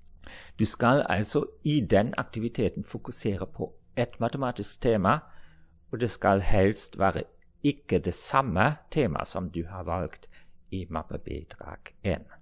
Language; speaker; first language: Norwegian; non-native, fluent; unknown